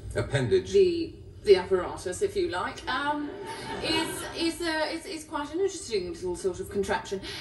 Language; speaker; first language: English; native; English